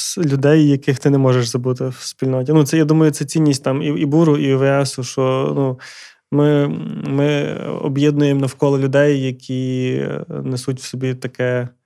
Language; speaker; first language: Ukrainian; early bilingual, heritage; Ukrainian